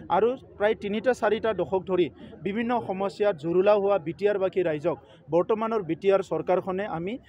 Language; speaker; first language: Assamese; non-native, local second language; Bodo